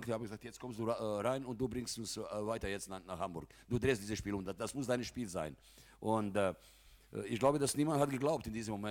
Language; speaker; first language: German; non-native, fluent; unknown